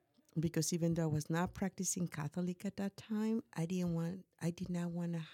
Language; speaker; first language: English; non-native, fluent; Spanish